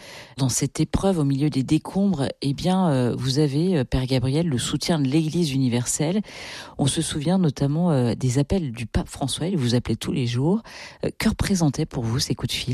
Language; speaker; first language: French; native; French